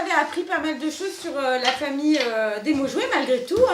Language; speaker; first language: French; native; French